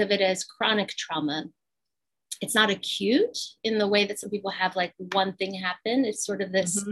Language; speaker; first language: English; native; English